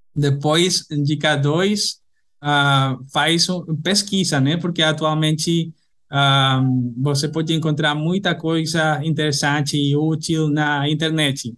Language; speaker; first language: Portuguese; non-native, fluent; Spanish